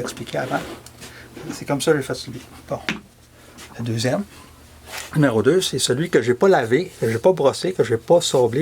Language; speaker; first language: French; native; French